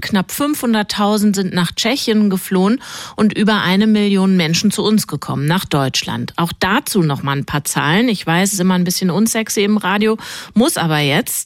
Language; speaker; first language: German; native; German